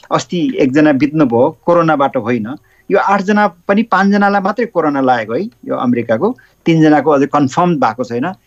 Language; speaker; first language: Nepali; native; Nepali